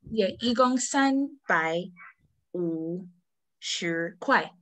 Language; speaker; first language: Chinese; non-native, learner; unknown